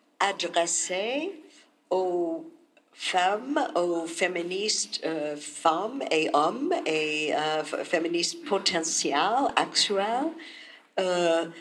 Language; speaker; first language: French; non-native, learner; English